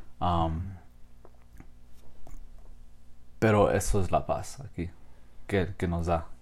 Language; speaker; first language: Spanish; non-native, fluent; English